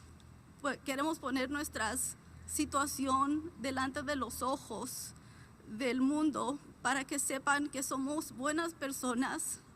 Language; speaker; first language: Spanish; early bilingual, heritage; Spanish